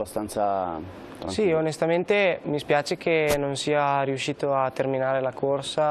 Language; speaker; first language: Italian; native; Italian